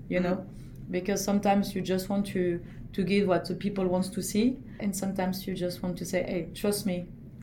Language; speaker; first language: English; non-native, fluent; French